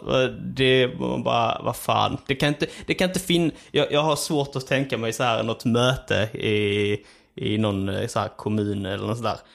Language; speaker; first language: Swedish; early bilingual, other home language; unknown